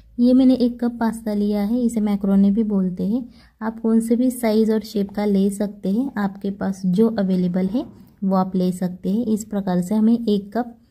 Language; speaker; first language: Hindi; non-native, local second language; Marathi